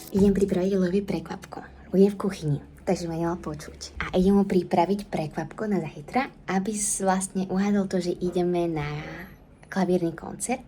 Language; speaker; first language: Slovak; native; Slovak